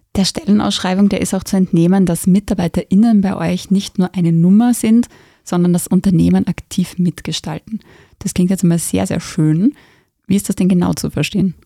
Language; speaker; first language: German; native; German